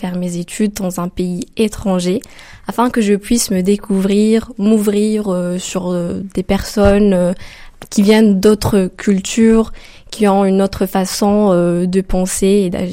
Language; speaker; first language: French; non-native, local second language; Arabic